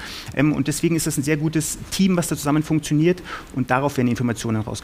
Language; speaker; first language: German; native; German